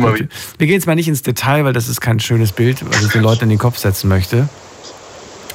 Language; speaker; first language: German; native; German